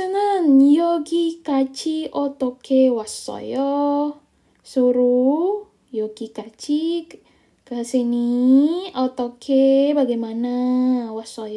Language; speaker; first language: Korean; non-native, fluent; Indonesian